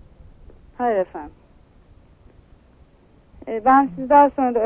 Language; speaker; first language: Turkish; native; Turkish